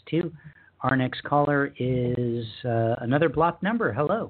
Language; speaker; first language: English; native; English